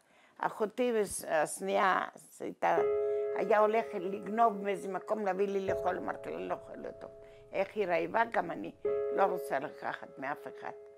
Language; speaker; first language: Hebrew; non-native, learner; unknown